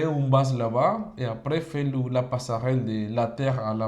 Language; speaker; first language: French; non-native, fluent; Spanish